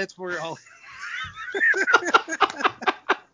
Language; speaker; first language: English; native; English